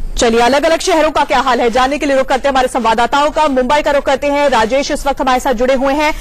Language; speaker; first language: Hindi; native; Hindi